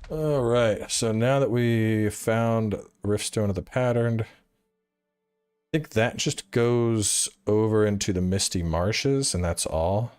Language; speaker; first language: English; native; English